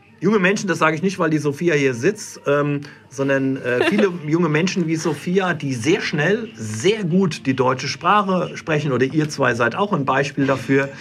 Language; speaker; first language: German; native; German